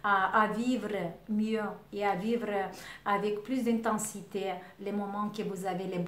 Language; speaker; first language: French; non-native, learner; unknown